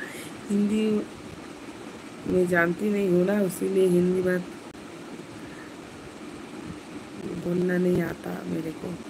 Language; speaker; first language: Hindi; non-native, learner; Bangla